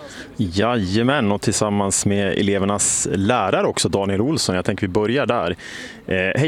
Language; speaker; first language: Swedish; native; Swedish